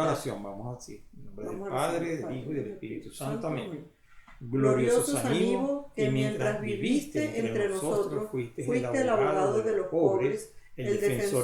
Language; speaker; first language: Spanish; native; Spanish